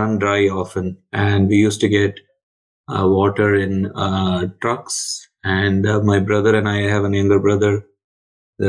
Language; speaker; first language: English; non-native, local second language; Tamil